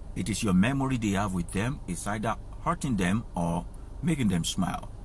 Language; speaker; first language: English; non-native, local second language; Yoruba